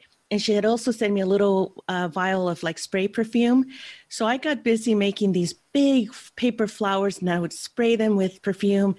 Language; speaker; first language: English; early bilingual, other home language; Spanish